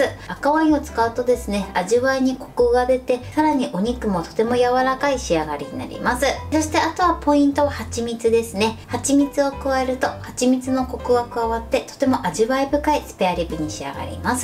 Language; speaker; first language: Japanese; native; Japanese